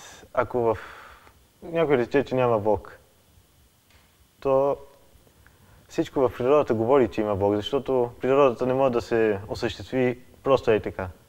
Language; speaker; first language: Bulgarian; early bilingual, heritage; Bulgarian